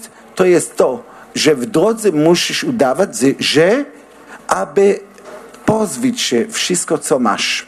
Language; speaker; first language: Polish; non-native, learner; Hebrew